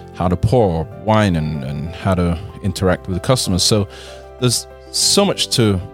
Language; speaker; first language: English; native; English